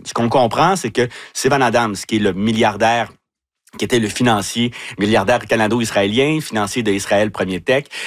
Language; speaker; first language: French; native; French